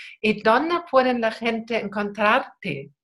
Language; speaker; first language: Spanish; non-native, learner; German